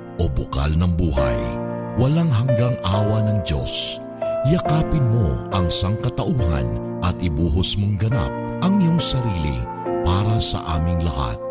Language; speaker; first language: Filipino; native; Filipino